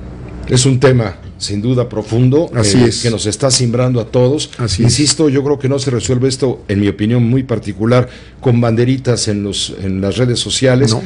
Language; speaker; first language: Spanish; native; Spanish